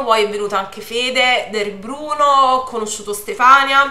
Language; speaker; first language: Italian; native; Italian